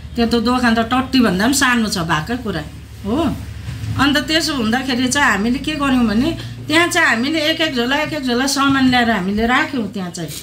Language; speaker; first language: Nepali; native; Nepali